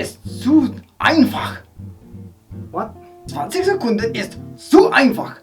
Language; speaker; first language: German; non-native, learner; English